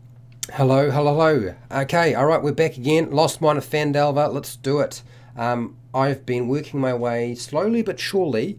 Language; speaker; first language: English; native; English